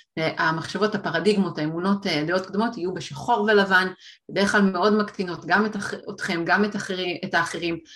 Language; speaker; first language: Hebrew; native; Hebrew